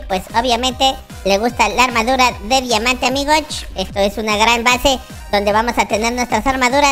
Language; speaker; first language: Spanish; native; Spanish